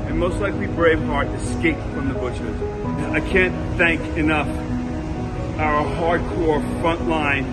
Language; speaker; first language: English; native; English